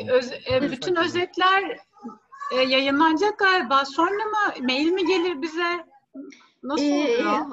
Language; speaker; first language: Turkish; native; Turkish